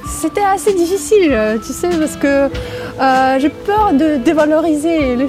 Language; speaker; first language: French; non-native, fluent; Russian